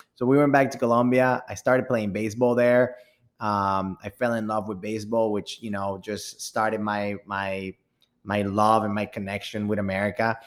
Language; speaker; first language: English; early bilingual, other home language; Spanish